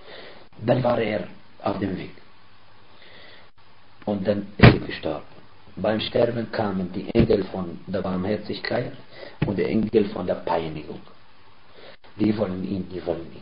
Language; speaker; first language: German; non-native, fluent; Arabic